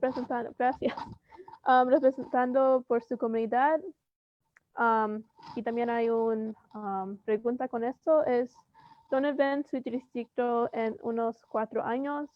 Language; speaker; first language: Spanish; early bilingual, heritage; Spanish